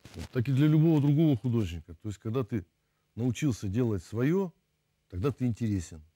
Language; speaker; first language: Russian; native; Russian